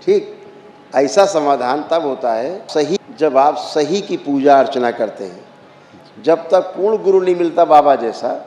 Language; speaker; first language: Hindi; native; Hindi